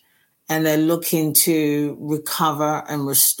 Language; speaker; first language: English; native; English